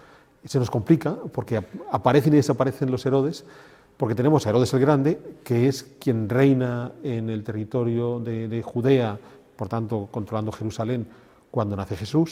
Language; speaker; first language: Spanish; native; Spanish